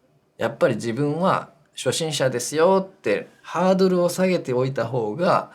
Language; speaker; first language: Japanese; native; Japanese